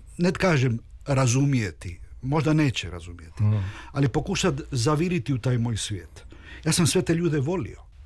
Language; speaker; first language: Serbian; early bilingual, heritage; Croatian